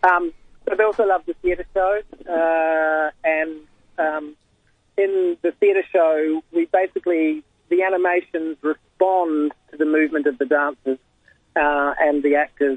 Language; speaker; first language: English; native; English